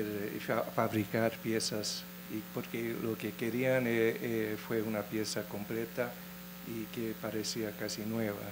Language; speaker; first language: Spanish; non-native, fluent; English